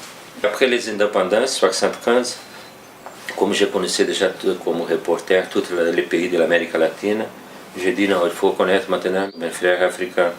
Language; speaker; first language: French; non-native, fluent; Portuguese